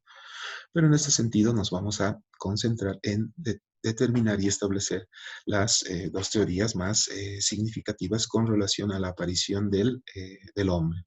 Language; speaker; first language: Spanish; native; Spanish